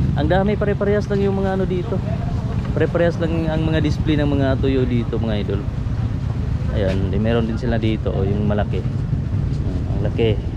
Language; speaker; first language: Filipino; non-native, local second language; Cebuano